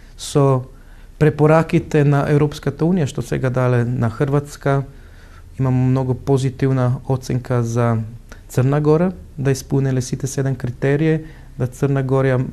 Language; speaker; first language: Macedonian; non-native, fluent; Slovenian